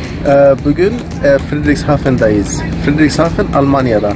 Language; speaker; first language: Turkish; early bilingual, heritage; Turkish